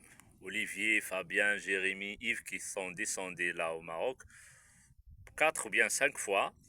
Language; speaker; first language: French; non-native, local second language; Arabic